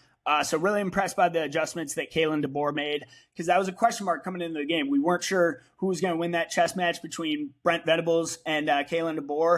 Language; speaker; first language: English; native; English